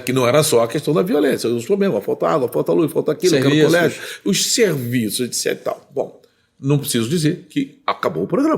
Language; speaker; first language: Portuguese; native; Portuguese